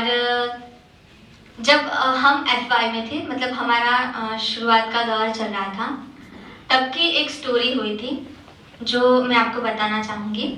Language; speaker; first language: Hindi; native; Hindi